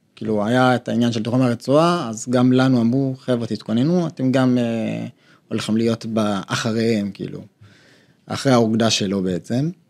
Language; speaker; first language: Hebrew; early bilingual, other home language; Amharic